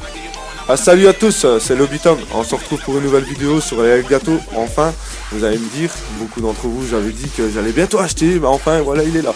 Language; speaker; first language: French; native; French